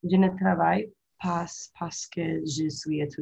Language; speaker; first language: French; non-native, learner; English